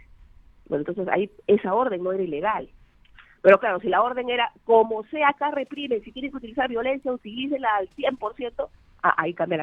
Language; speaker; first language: Spanish; native; Spanish